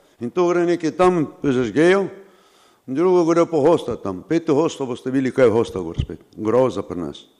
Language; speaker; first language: Slovenian; non-native, local second language; Romany